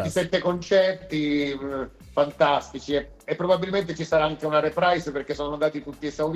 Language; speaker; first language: Italian; native; Italian